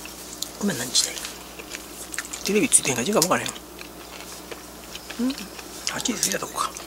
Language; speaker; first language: Japanese; native; Japanese